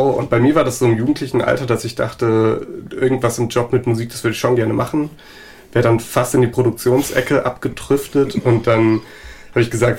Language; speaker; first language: German; native; German